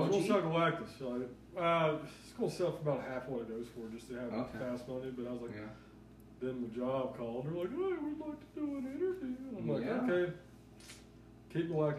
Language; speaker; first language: English; native; English